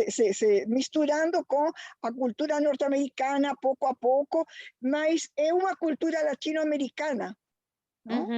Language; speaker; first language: Portuguese; non-native, fluent; Spanish